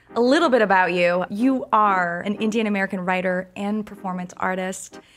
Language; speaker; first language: English; non-native, fluent; French